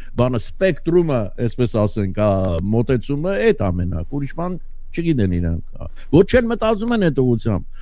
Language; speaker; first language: Armenian; native; Armenian